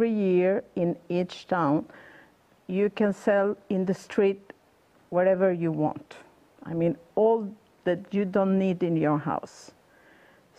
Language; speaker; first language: English; non-native, learner; Spanish